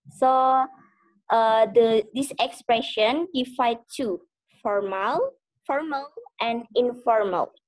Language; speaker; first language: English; non-native, learner; Indonesian